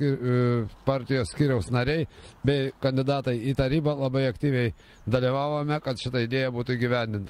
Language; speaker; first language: Lithuanian; native; Lithuanian